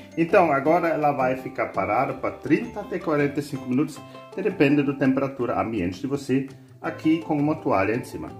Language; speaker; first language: Portuguese; non-native, learner; German